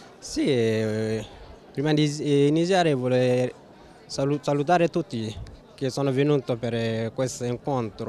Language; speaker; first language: Italian; non-native, learner; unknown